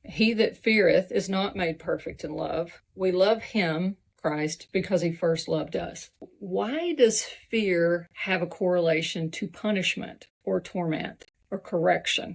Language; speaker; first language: English; native; English